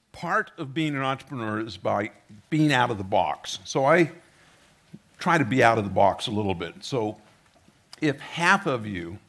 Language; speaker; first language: English; native; English